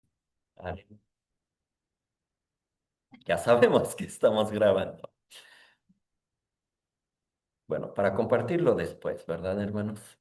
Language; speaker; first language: Spanish; native; Spanish